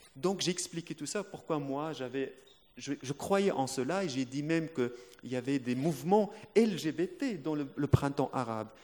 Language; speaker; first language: French; non-native, local second language; Arabic